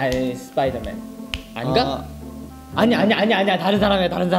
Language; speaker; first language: Korean; native; Korean